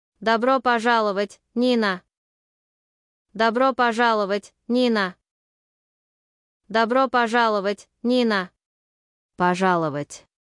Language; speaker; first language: Russian; non-native, learner; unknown